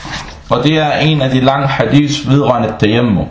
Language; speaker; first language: Danish; non-native, local second language; Arabic